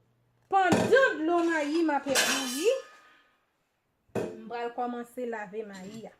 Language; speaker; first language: French; non-native, local second language; Haitian Creole